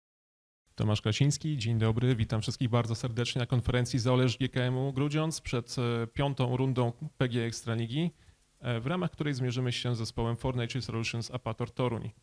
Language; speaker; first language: Polish; native; Polish